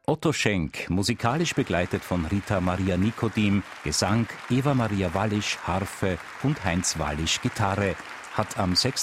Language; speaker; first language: German; native; German